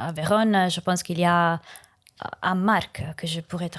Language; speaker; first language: French; non-native, learner; Italian